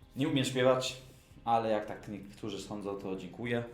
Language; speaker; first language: Polish; early bilingual, heritage; Polish